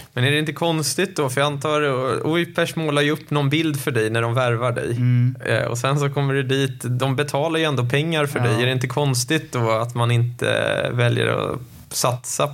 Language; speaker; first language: Swedish; native; Swedish